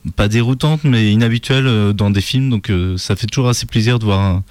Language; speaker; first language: French; native; French